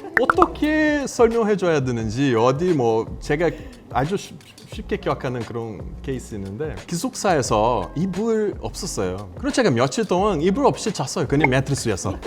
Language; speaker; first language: Korean; non-native, fluent; Portuguese